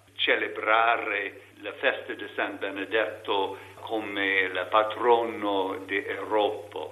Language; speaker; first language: Italian; non-native, learner; English